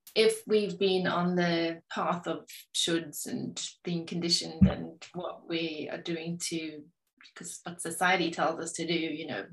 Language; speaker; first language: English; native; English